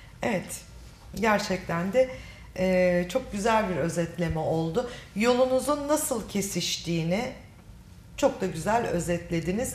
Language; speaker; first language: Turkish; native; Turkish